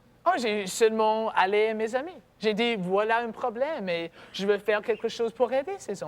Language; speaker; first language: French; non-native, learner; English